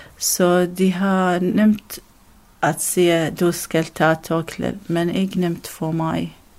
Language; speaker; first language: Danish; non-native, learner; Arabic